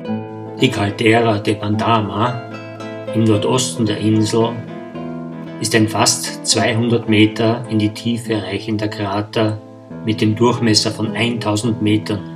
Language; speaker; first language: German; native; German